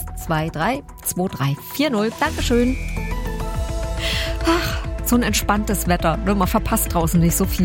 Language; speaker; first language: German; native; German